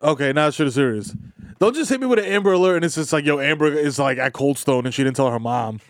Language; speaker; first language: English; early bilingual, other home language; Spanish